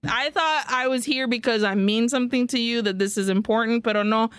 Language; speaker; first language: English; early bilingual, other home language; Spanish